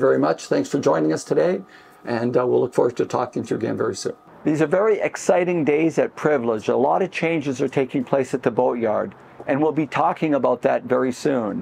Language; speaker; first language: English; native; English